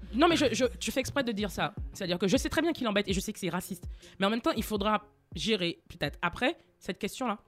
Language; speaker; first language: French; native; French